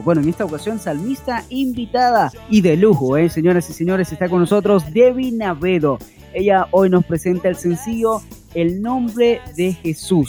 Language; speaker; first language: Spanish; native; Spanish